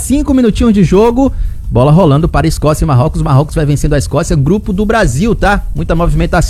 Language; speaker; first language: Portuguese; native; Portuguese